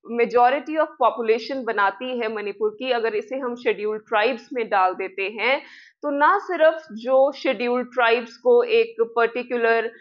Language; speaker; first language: Hindi; non-native, local second language; Punjabi